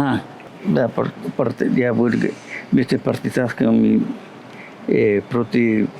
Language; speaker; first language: Russian; non-native, learner; Spanish